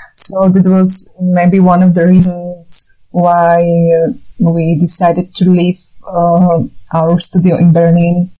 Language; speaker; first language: English; non-native, fluent; Slovak